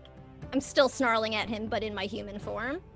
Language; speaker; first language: English; native; English